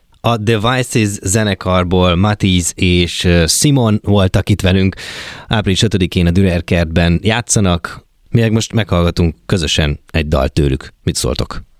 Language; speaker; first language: Hungarian; native; Hungarian